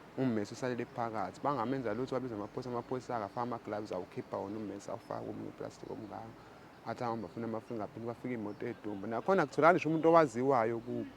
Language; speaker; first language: Zulu; native; Zulu